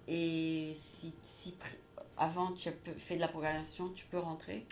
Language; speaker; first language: French; native; French